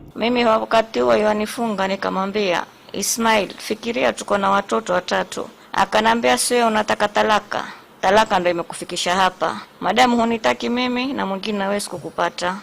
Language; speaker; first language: Swahili; native; Swahili